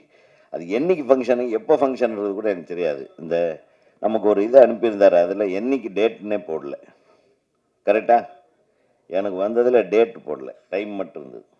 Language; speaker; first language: Tamil; native; Tamil